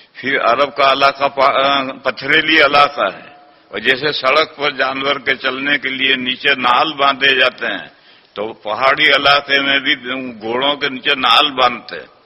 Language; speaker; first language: Urdu; non-native, local second language; Gujarati